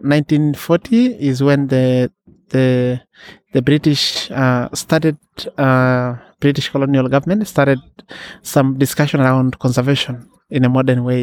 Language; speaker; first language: English; non-native, local second language; Masai